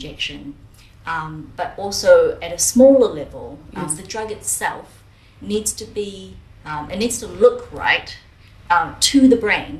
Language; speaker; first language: English; native; English